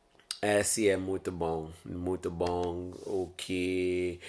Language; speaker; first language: Portuguese; non-native, learner; English